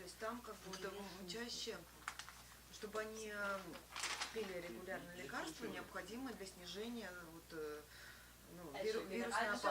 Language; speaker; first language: Russian; native; Russian